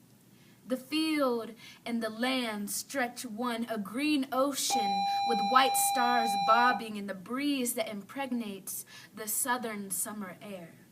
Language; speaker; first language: English; native; English